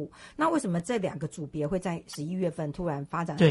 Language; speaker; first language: Chinese; native; Chinese